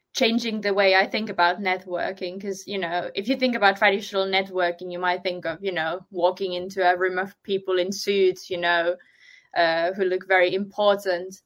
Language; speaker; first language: English; non-native, fluent; Finnish